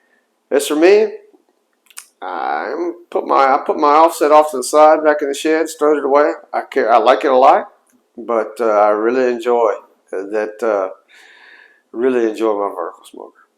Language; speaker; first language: English; native; English